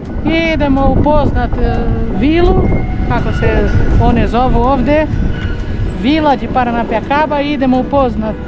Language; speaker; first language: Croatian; non-native, learner; Portuguese